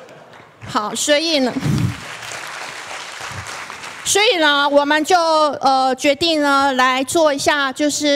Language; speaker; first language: Chinese; native; Chinese